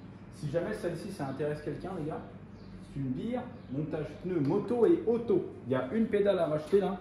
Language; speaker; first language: French; native; French